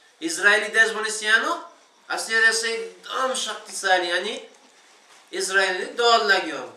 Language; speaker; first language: Nepali; non-native, fluent; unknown